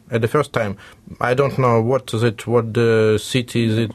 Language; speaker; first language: English; non-native, learner; Russian